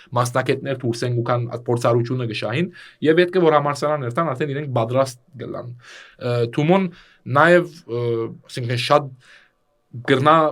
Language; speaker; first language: Armenian; native; Armenian